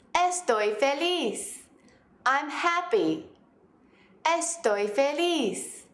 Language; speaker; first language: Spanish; non-native, fluent; English